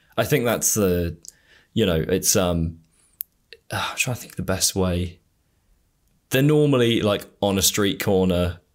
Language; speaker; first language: English; native; English